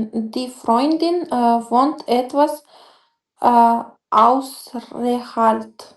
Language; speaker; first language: German; non-native, learner; Macedonian